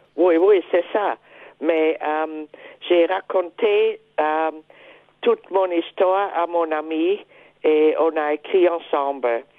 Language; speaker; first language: French; non-native, fluent; German